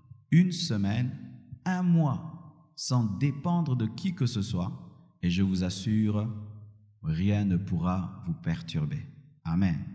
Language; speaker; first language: French; non-native, local second language; Lingala